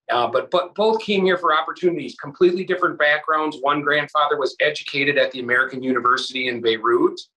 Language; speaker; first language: English; native; English